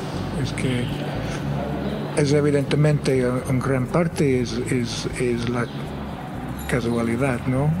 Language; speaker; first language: Spanish; non-native, fluent; English